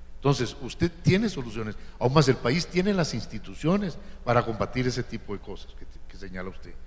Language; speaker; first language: Spanish; native; Spanish